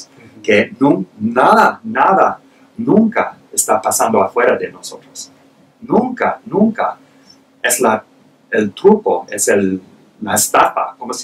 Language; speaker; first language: Spanish; non-native, fluent; English